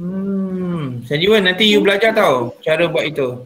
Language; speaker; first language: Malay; non-native, local second language; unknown